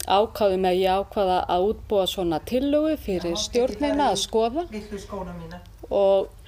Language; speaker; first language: Icelandic; native; Icelandic